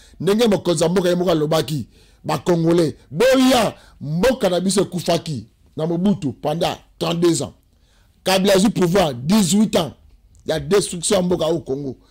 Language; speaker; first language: Lingala; native; Lingala